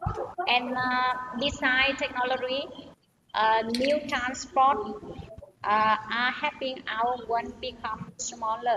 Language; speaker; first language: English; non-native, learner; Vietnamese